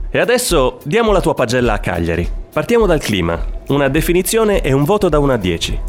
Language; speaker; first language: Italian; native; Italian